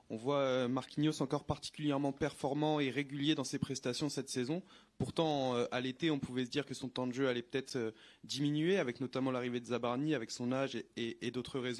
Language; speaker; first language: French; native; French